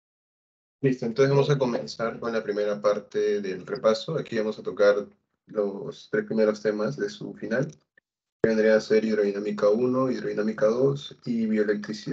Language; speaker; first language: Spanish; native; Spanish